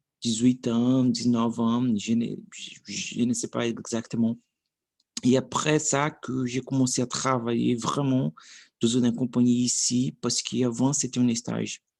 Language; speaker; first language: French; non-native, learner; Portuguese